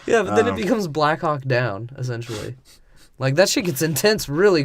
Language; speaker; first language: English; native; English